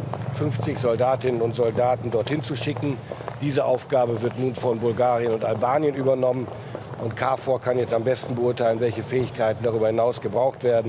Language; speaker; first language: German; native; German